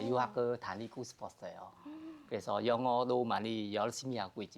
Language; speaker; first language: Korean; non-native, learner; Khmer